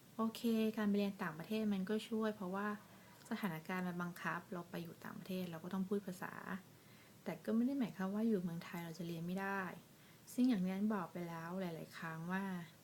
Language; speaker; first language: Thai; native; Thai